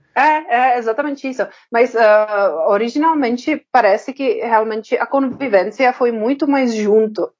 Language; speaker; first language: Portuguese; non-native, fluent; Czech